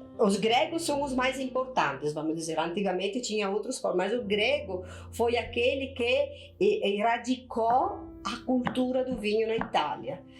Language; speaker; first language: Portuguese; non-native, fluent; Italian